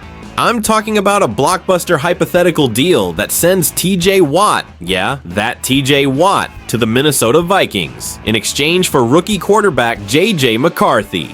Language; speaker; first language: English; native; English